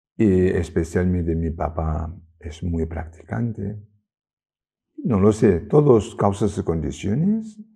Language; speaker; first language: Spanish; non-native, learner; Tibetan